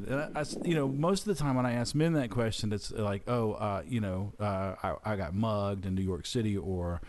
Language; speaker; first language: English; native; English